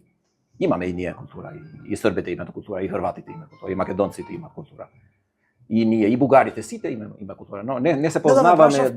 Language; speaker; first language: Macedonian; non-native, fluent; Albanian